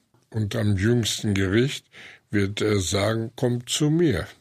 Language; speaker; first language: German; native; German